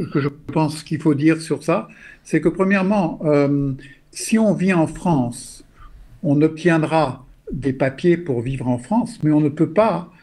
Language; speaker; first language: French; non-native, fluent; English